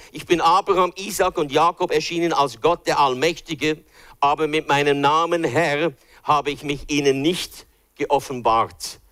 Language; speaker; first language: German; early bilingual, other home language; English